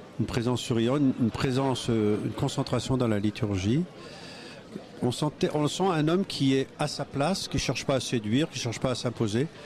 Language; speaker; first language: French; native; French